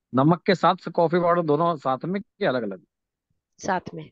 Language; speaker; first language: Hindi; non-native, local second language; Gujarati